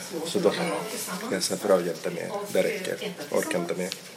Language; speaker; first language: Swedish; non-native, local second language; Arabic